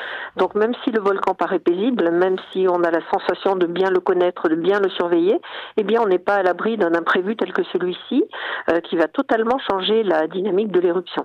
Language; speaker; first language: French; native; French